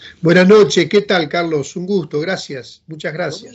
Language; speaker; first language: Spanish; native; Spanish